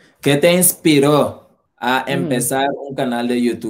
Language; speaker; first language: Spanish; early bilingual, heritage; Spanish